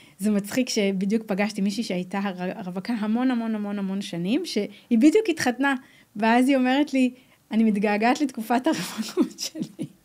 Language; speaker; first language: Hebrew; native; Hebrew